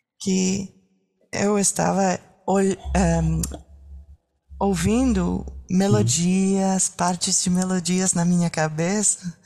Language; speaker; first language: Portuguese; non-native, learner; French